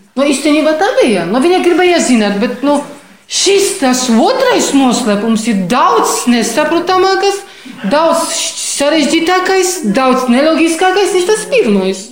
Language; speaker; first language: Latvian; non-native, fluent; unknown